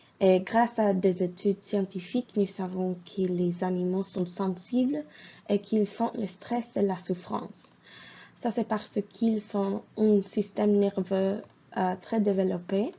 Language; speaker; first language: French; non-native, fluent; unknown